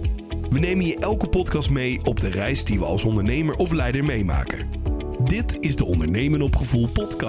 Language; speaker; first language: Dutch; native; Dutch